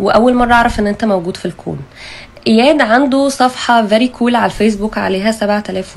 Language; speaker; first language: Arabic; native; Arabic